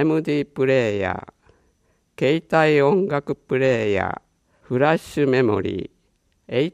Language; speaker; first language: Japanese; native; Japanese